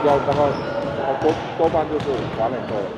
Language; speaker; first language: Chinese; early bilingual, heritage; Chinese